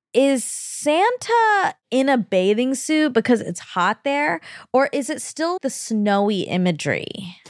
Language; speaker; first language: English; native; English